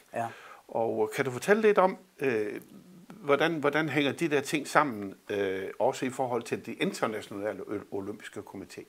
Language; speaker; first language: Danish; native; Danish